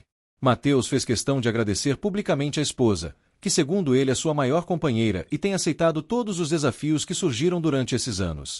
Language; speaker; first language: Portuguese; native; Portuguese